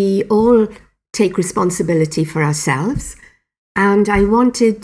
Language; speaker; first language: English; native; English